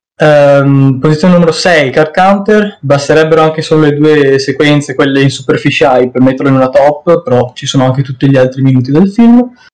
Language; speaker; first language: Italian; native; Italian